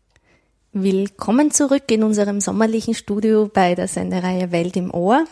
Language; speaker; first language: German; native; German